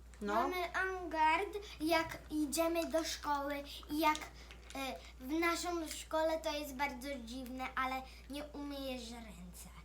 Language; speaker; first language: Polish; early bilingual, heritage; Polish